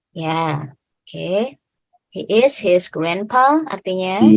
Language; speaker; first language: English; non-native, fluent; Indonesian